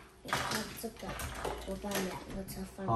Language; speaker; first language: Chinese; early bilingual, heritage; Chinese